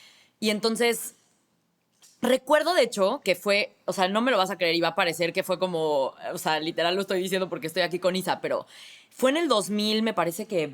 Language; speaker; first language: Spanish; native; Spanish